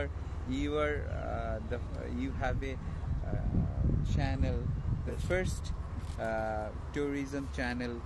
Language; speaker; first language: English; non-native, learner; Bangla